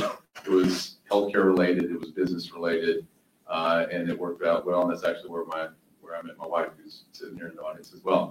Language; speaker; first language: English; native; English